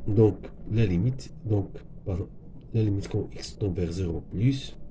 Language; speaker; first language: French; non-native, local second language; Arabic